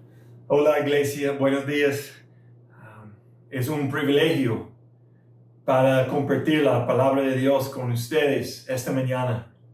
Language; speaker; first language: Spanish; non-native, fluent; English